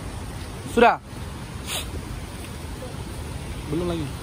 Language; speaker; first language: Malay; non-native, learner; Bangla